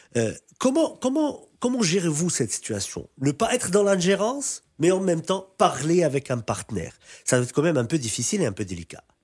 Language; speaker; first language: French; non-native, local second language; Arabic